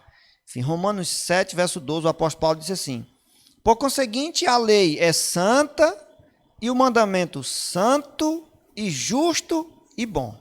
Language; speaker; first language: Portuguese; native; Portuguese